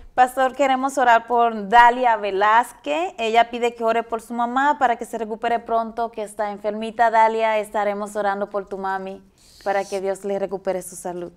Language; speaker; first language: Spanish; native; Spanish